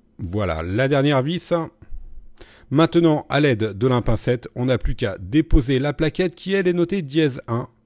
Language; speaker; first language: French; native; French